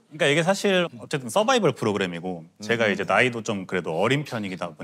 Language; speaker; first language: Korean; native; Korean